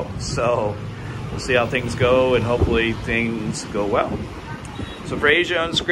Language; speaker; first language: English; native; English